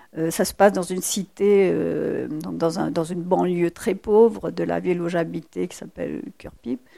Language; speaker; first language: French; native; French